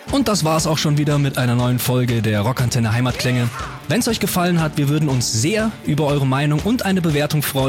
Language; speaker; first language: German; native; German